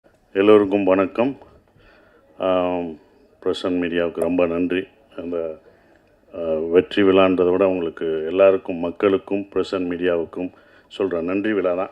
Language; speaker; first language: Tamil; native; Tamil